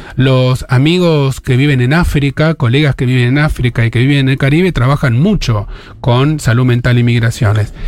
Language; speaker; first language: Spanish; native; Spanish